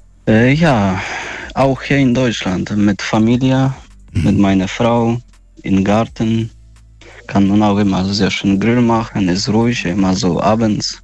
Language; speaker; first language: German; non-native, learner; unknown